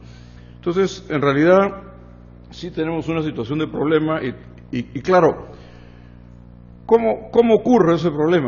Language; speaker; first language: Spanish; native; Spanish